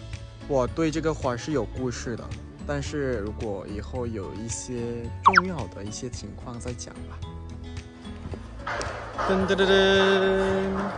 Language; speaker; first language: Chinese; non-native, fluent; Thai